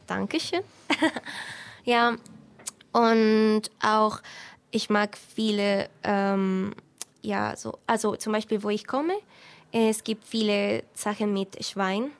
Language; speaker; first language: German; non-native, fluent; Spanish